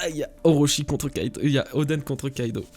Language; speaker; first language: French; native; French